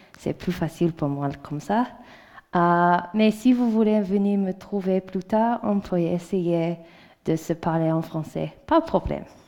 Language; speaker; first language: French; non-native, learner; English